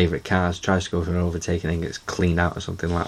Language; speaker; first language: English; native; English